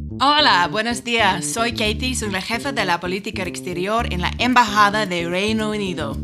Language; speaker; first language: Spanish; non-native, fluent; English